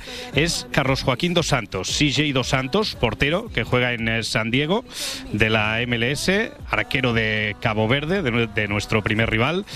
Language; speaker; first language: Spanish; native; Spanish